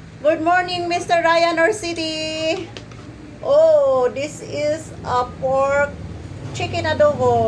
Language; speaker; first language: English; non-native, learner; Filipino